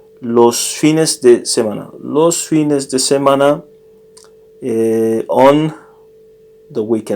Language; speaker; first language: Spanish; non-native, learner; English